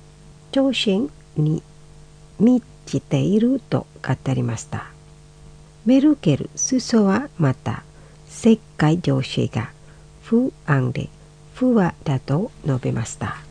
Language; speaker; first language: Japanese; non-native, fluent; Indonesian